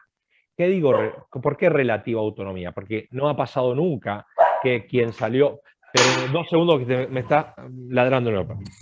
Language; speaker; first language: Spanish; native; Spanish